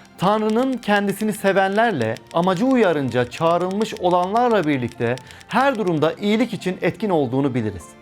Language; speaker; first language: Turkish; native; Turkish